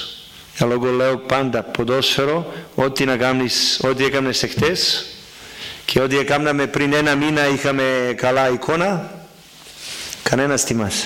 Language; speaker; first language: Greek; non-native, fluent; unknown